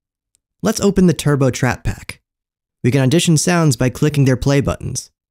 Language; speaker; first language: English; native; English